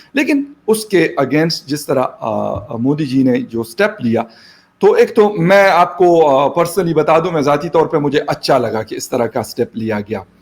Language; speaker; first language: Hindi; non-native, local second language; Pashto